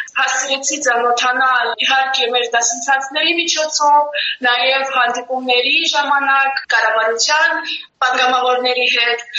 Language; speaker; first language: Armenian; early bilingual, heritage; Armenian